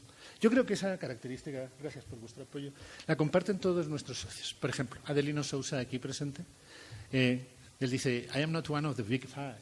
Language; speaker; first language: Spanish; native; Spanish